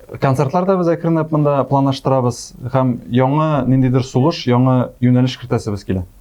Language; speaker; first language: Tatar; native; Tatar